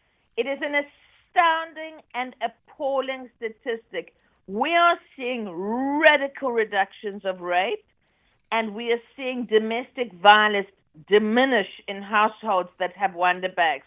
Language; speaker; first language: English; native; English